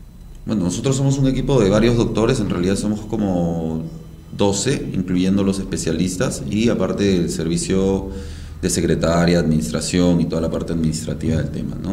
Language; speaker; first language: Spanish; native; Spanish